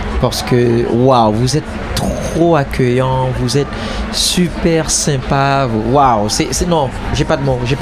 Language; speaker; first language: French; non-native, local second language; Haitian Creole